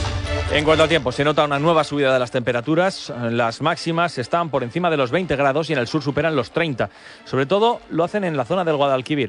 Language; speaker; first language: Spanish; native; Spanish